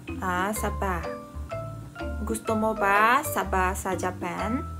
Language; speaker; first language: Filipino; non-native, learner; Japanese